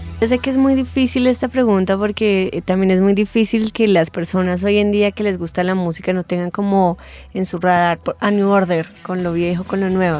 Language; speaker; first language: Spanish; native; Spanish